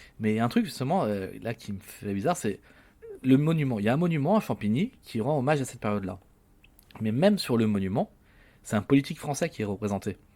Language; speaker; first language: French; native; French